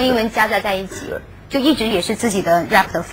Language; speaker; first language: Chinese; native; Chinese